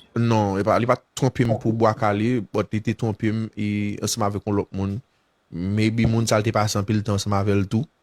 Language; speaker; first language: Haitian Creole; native; Haitian Creole